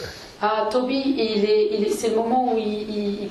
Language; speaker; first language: French; native; French